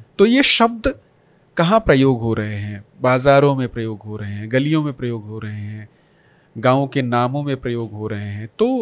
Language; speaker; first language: Hindi; non-native, local second language; Bhojpuri